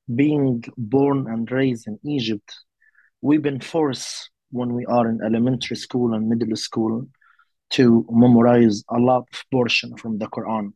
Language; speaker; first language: English; non-native, learner; Arabic